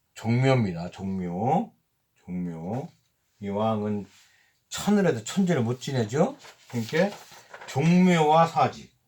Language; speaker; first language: Korean; native; Korean